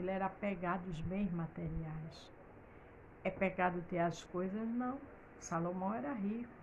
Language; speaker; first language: Portuguese; native; Portuguese